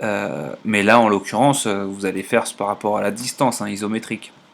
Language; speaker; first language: French; native; French